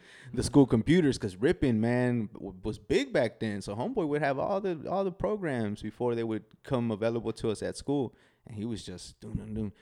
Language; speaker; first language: English; native; English